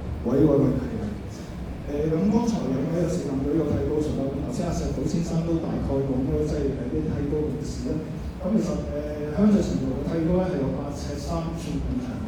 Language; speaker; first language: Cantonese; native; Cantonese